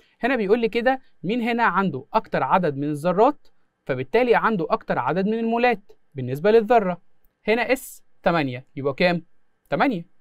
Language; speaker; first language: Arabic; native; Arabic